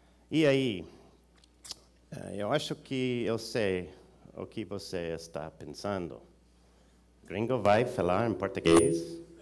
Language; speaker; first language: Portuguese; non-native, learner; English